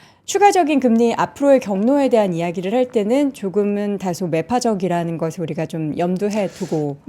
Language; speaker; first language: Korean; native; Korean